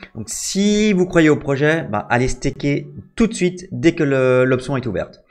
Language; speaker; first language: French; native; French